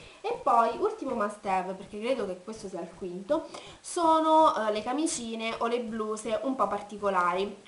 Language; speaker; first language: Italian; native; Italian